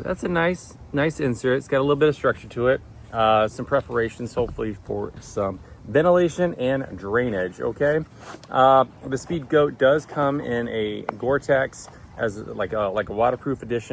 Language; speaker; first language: English; native; English